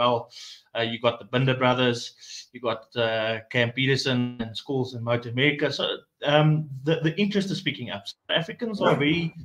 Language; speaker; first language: English; non-native, local second language; Afrikaans